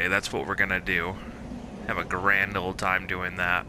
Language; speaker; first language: English; native; English